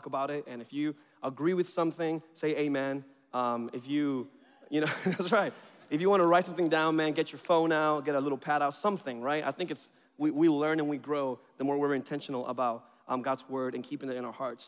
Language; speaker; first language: English; early bilingual, other home language; Spanish